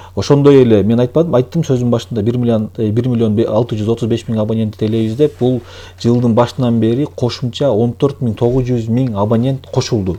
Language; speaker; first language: Kyrgyz; native; Kyrgyz